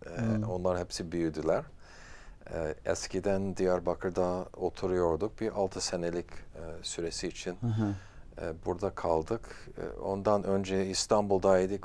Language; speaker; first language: Turkish; non-native, fluent; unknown